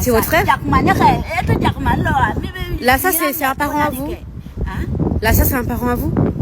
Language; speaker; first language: French; native; French